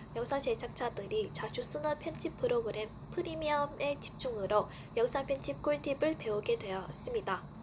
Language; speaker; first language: Korean; non-native, fluent; Vietnamese